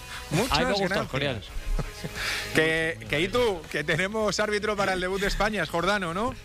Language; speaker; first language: Spanish; native; Spanish